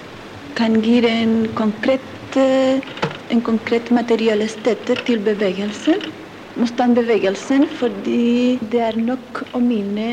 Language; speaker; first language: Norwegian; non-native, learner; Spanish